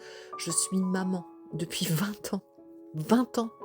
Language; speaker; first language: French; native; French